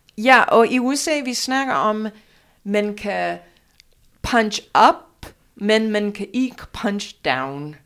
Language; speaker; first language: Danish; non-native, fluent; English